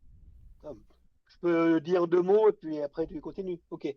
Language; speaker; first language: French; non-native, fluent; Spanish